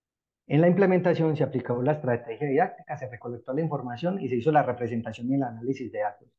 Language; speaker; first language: Spanish; native; Spanish